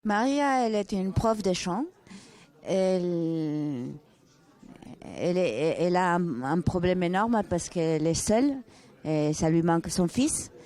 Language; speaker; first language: French; non-native, fluent; Spanish